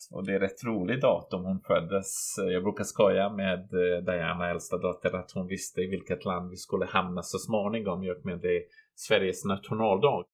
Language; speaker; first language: Swedish; non-native, fluent; Bosnian